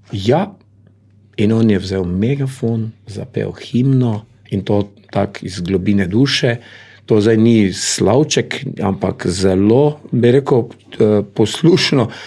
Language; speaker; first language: Slovenian; native; Slovenian